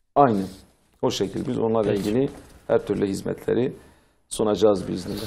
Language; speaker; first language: Turkish; non-native, local second language; Zaza